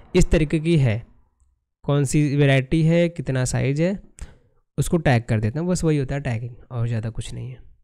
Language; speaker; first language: Hindi; native; Hindi